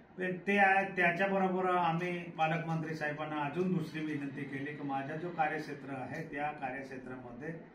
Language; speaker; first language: Marathi; non-native, local second language; Bhili